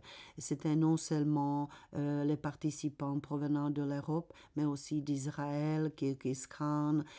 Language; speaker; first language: French; non-native, fluent; Czech